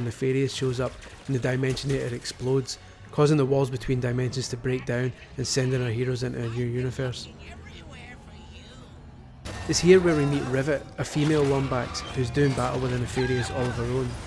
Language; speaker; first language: English; native; English